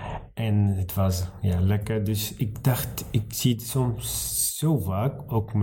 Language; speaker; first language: Dutch; non-native, learner; Arabic